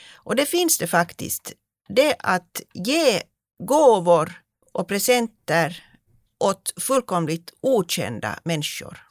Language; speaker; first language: Swedish; native; Swedish